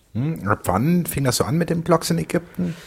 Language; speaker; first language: German; native; German